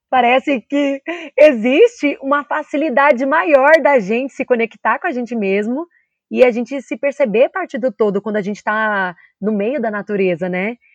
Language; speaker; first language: Portuguese; native; Portuguese